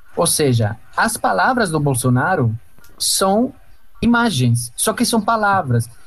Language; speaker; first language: Portuguese; non-native, fluent; Italian